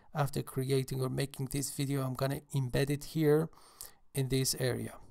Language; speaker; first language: English; non-native, fluent; Persian